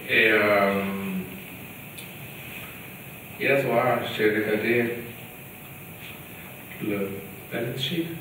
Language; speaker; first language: French; non-native, learner; German